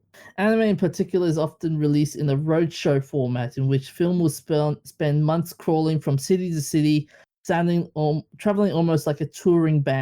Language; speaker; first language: English; native; English